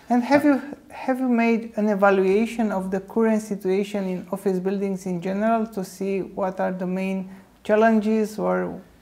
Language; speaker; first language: English; non-native, fluent; Romanian